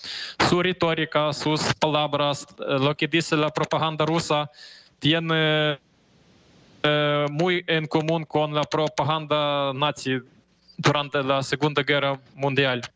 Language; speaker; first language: Spanish; non-native, fluent; Ukrainian